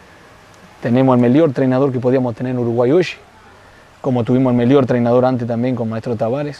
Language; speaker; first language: Portuguese; non-native, fluent; Spanish